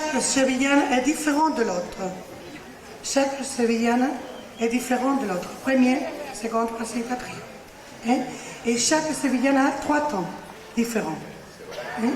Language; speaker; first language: French; non-native, learner; Spanish